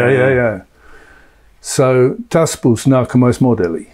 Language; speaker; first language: Latvian; non-native, learner; English